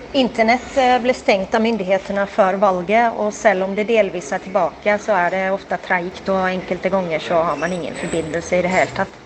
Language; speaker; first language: Norwegian; native; Norwegian